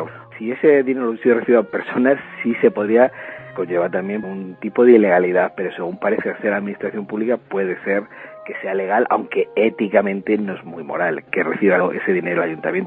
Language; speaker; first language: Spanish; native; Spanish